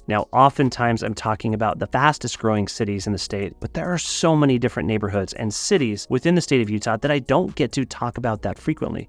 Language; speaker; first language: English; native; English